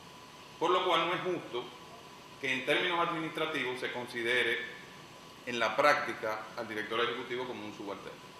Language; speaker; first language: Spanish; native; Spanish